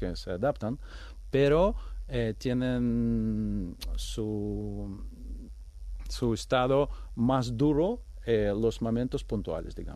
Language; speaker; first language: Spanish; non-native, fluent; Ukrainian